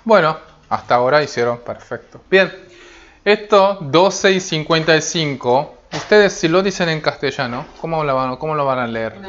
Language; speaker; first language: Spanish; non-native, fluent; Korean